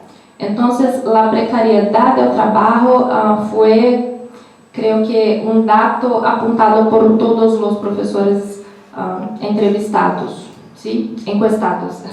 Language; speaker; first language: Spanish; non-native, learner; Portuguese